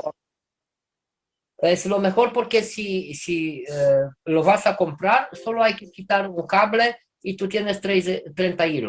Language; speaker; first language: Spanish; non-native, fluent; Romanian